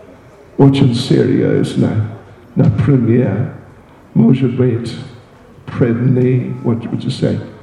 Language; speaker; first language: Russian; non-native, learner; English